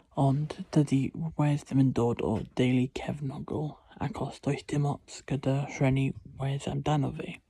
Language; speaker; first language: Welsh; non-native, local second language; English